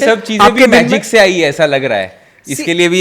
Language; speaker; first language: Hindi; native; Hindi